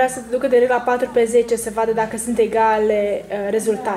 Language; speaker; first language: Romanian; native; Romanian